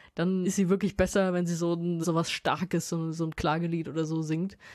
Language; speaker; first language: German; native; German